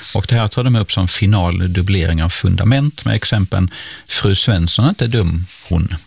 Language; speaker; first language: Swedish; native; Swedish